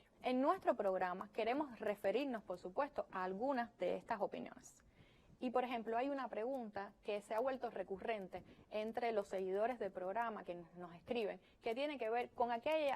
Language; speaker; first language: Spanish; native; Spanish